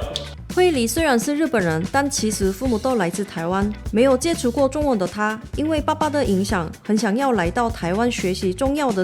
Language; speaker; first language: Chinese; non-native, fluent; Korean